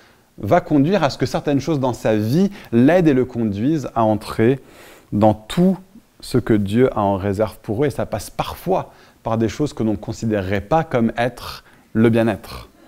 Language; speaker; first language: French; native; French